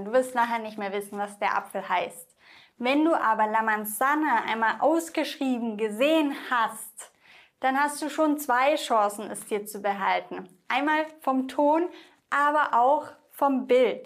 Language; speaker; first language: German; native; German